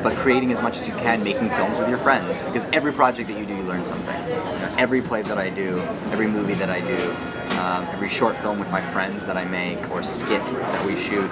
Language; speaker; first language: English; early bilingual, other home language; Hebrew